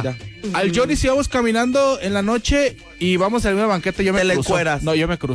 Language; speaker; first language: Spanish; native; Spanish